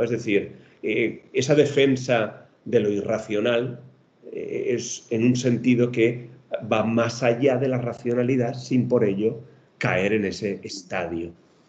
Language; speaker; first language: Spanish; native; Spanish